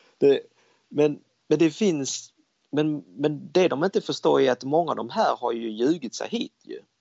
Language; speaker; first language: Swedish; early bilingual, other home language; Cantonese